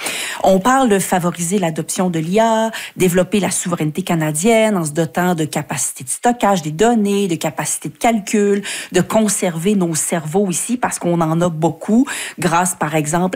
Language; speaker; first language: French; native; French